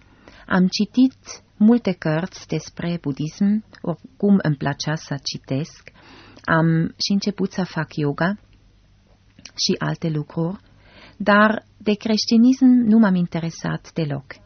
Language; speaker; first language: Romanian; non-native, fluent; German